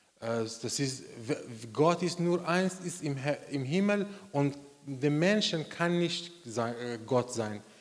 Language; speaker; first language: German; non-native, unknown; Persian